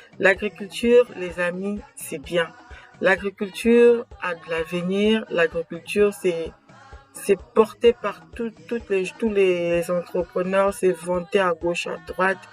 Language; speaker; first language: French; non-native, local second language; Kongo